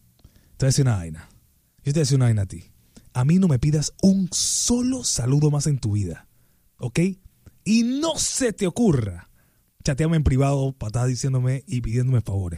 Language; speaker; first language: Spanish; native; Spanish